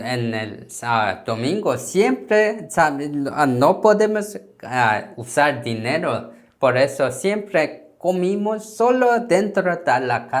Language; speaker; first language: Spanish; non-native, learner; Korean